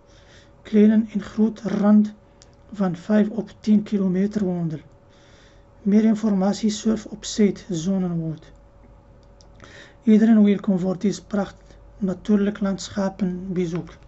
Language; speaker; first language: Dutch; non-native, learner; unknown